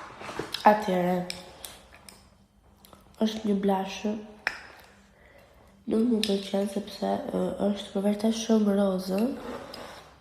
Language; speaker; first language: Albanian; early bilingual, heritage; Albanian